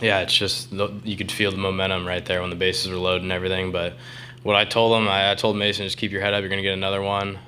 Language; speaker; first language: English; native; English